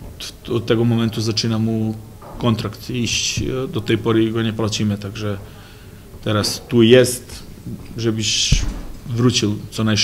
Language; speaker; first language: Polish; non-native, fluent; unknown